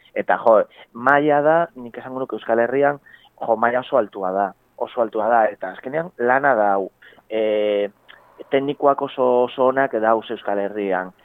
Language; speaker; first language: Basque; non-native, fluent; Galician